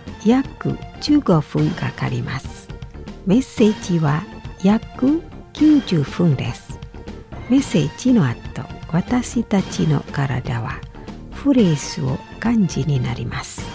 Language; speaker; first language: Japanese; non-native, fluent; Indonesian